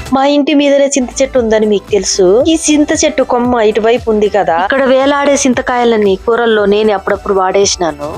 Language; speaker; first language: Telugu; non-native, local second language; Koya